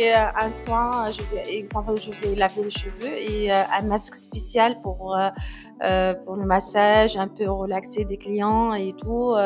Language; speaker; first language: French; non-native, learner; Arabic